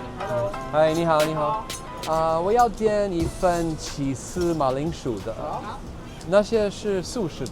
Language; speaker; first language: Chinese; non-native, fluent; English